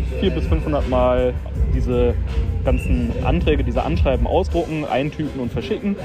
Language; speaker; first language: German; native; German